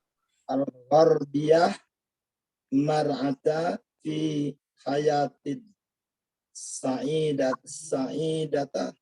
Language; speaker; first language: Arabic; non-native, learner; Indonesian